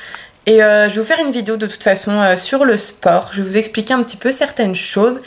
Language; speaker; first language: French; native; French